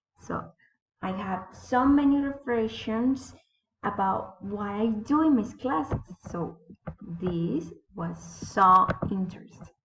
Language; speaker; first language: English; non-native, learner; Spanish